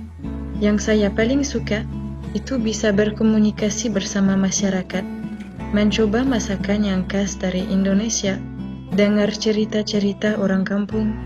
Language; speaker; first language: Indonesian; non-native, fluent; French